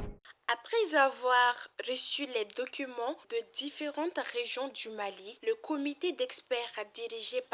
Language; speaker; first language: French; non-native, local second language; Bambara